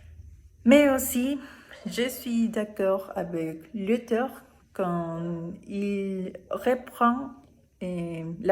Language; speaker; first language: French; non-native, learner; Spanish